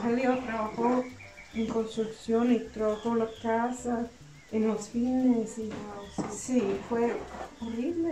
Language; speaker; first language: Spanish; non-native, learner; English